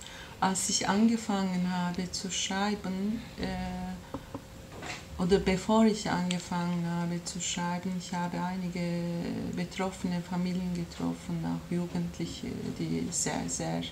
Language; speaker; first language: German; non-native, fluent; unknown